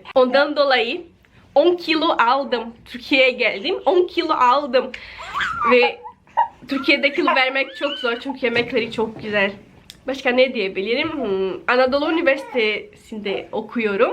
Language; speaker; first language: Turkish; non-native, fluent; Portuguese